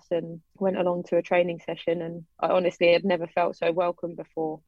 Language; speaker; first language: English; native; English